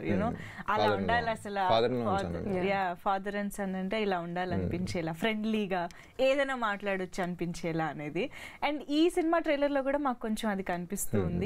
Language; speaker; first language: Telugu; native; Telugu